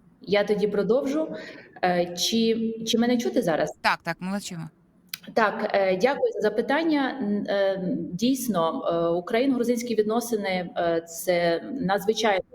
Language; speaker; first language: Ukrainian; non-native, fluent; Georgian